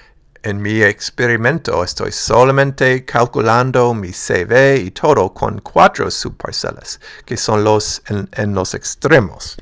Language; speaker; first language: Spanish; non-native, fluent; English